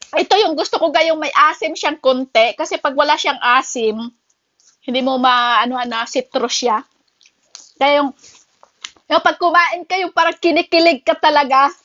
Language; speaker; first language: Filipino; native; Filipino